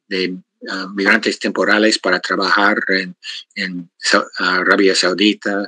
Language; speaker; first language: Spanish; non-native, fluent; English